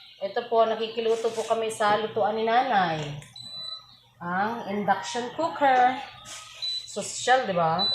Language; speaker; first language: Filipino; non-native, local second language; Cebuano